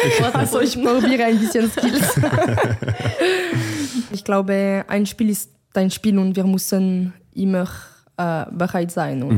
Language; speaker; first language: German; non-native, learner; French